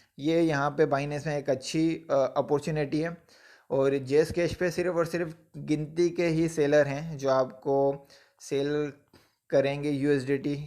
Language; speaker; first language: Hindi; non-native, local second language; Punjabi